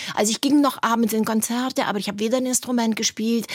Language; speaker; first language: German; native; German